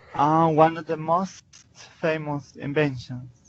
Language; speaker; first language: English; non-native, learner; Spanish